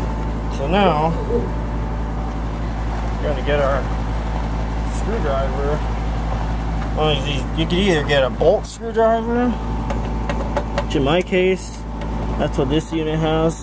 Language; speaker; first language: English; native; English